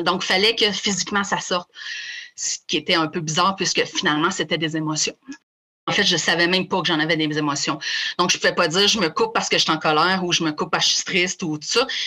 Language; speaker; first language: French; native; French